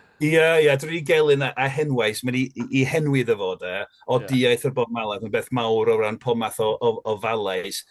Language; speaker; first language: Welsh; native; Welsh